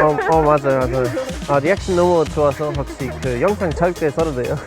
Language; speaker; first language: Korean; non-native, learner; English